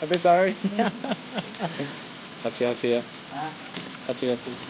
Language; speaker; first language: Indonesian; non-native, learner; Danish